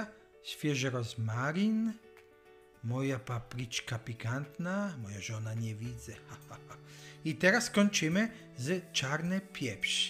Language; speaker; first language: Polish; non-native, learner; Italian